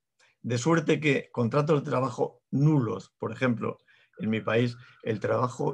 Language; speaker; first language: Spanish; native; Spanish